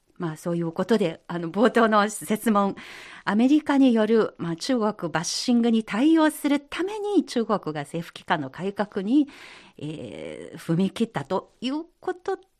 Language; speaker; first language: Japanese; non-native, fluent; Chinese